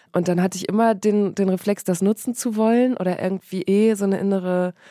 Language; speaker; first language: German; native; German